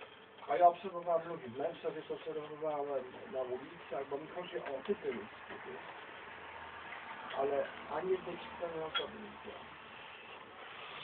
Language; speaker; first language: Polish; native; Polish